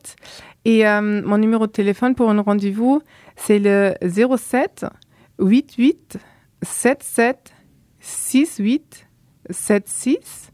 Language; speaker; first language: French; non-native, fluent; German